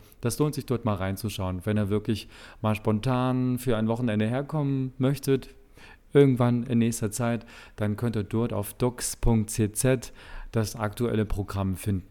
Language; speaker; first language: German; native; German